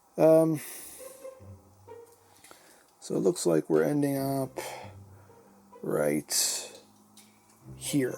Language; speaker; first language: English; native; English